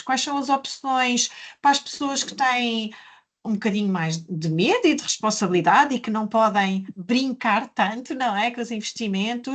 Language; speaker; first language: Portuguese; native; Portuguese